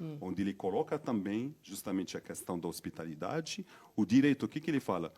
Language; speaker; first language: Portuguese; non-native, fluent; Berber languages